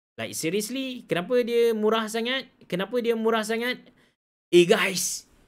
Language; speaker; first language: Malay; native; Malay